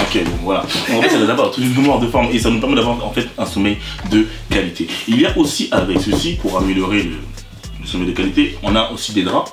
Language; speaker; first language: French; native; French